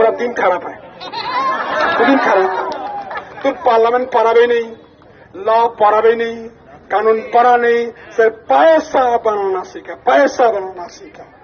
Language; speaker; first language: Hindi; non-native, local second language; Bangla